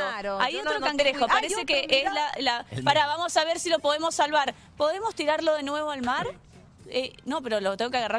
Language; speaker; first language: Spanish; native; Spanish